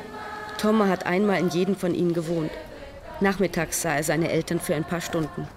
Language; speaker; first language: German; native; German